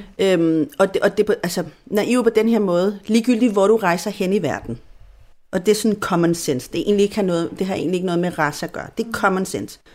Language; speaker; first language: Danish; non-native, fluent; Spanish